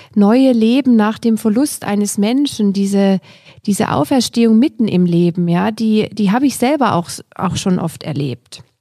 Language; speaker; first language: German; native; German